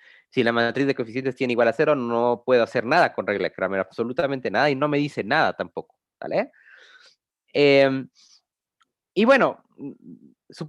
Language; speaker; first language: Spanish; native; Spanish